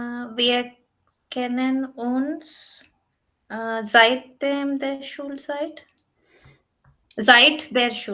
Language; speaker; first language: German; non-native, learner; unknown